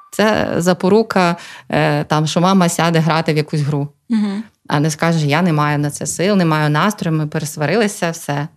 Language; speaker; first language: Ukrainian; native; Ukrainian